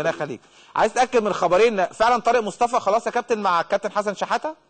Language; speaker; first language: Arabic; native; Arabic